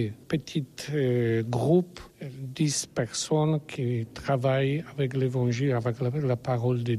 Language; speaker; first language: French; non-native, learner; Polish